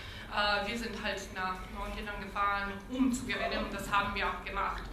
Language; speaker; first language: German; non-native, local second language; Bosnian